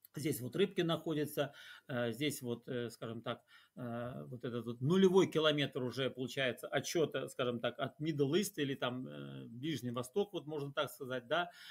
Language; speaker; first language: Russian; native; Russian